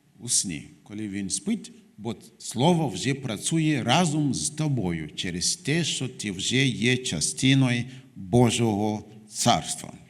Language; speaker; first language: Ukrainian; non-native, fluent; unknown